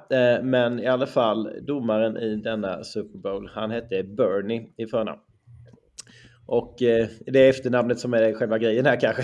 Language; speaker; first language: Swedish; native; Swedish